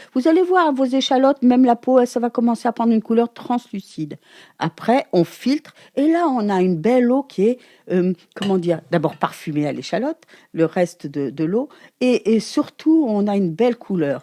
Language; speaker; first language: French; native; French